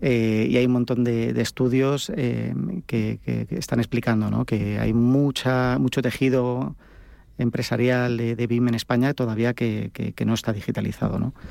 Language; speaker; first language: Spanish; native; Spanish